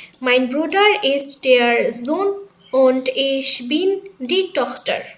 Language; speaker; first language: German; non-native, fluent; Bangla